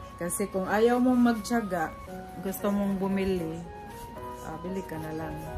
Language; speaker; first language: Filipino; non-native, local second language; Cebuano